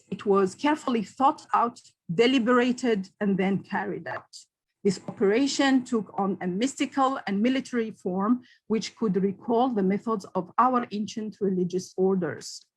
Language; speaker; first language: English; non-native, local second language; Arabic